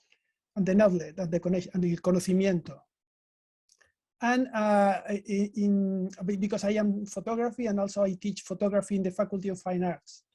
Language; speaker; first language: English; non-native, learner; Spanish